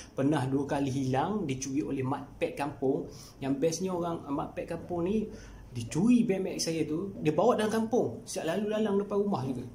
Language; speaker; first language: Malay; native; Malay